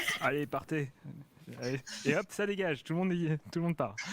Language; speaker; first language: French; native; French